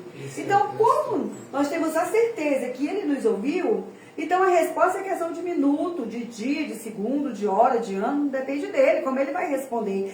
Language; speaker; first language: Portuguese; native; Portuguese